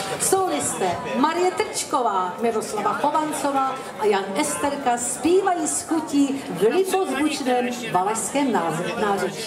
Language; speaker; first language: Czech; native; Czech